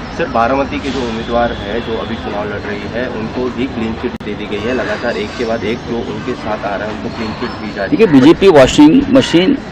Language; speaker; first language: Hindi; non-native, local second language; Marathi